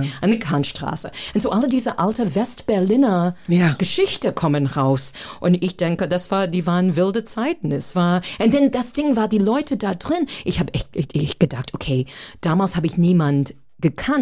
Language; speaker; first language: German; non-native, fluent; English